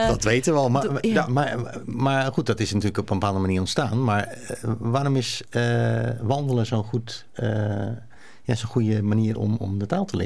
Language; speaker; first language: Dutch; native; Dutch